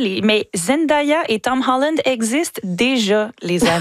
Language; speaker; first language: French; native; French